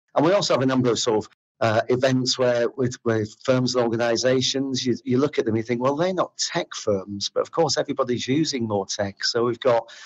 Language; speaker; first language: English; native; English